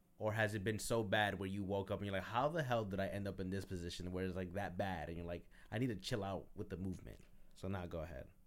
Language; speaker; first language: English; early bilingual, other home language; Spanish